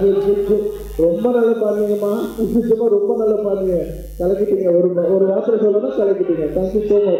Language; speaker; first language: Tamil; non-native, local second language; Telugu